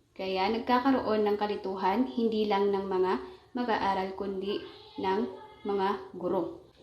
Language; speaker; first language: Filipino; non-native, local second language; Maranao